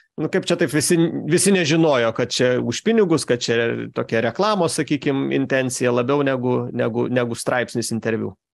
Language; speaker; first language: Lithuanian; native; Lithuanian